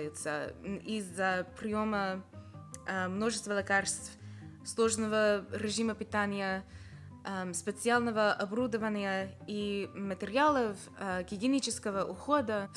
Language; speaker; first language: Russian; non-native, fluent; English